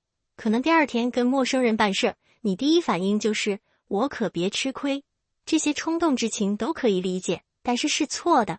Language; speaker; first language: Chinese; native; Chinese